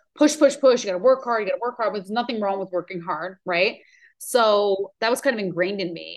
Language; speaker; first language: English; native; English